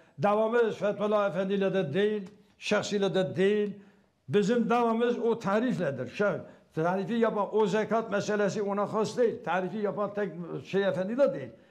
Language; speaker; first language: Turkish; non-native, local second language; Kurdish